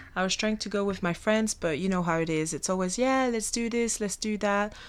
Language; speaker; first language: English; non-native, fluent; French